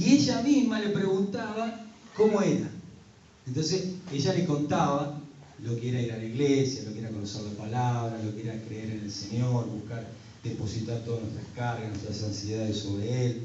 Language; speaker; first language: Spanish; native; Spanish